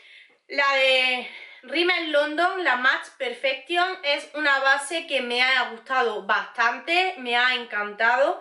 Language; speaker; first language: Spanish; native; Spanish